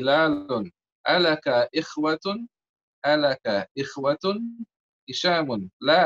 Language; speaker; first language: Arabic; non-native, fluent; English